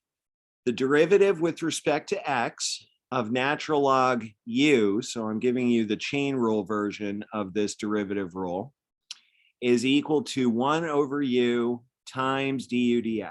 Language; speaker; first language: English; native; English